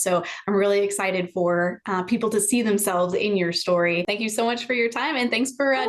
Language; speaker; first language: English; native; English